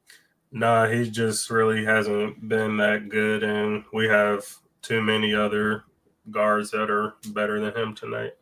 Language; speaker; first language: English; native; English